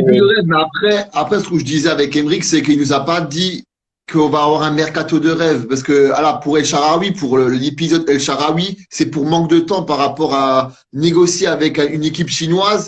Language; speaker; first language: French; native; French